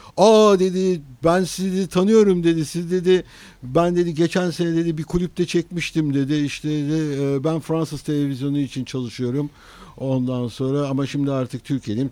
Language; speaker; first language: Turkish; native; Turkish